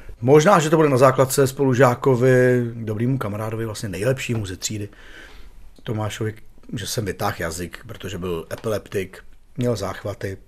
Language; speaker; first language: Czech; native; Czech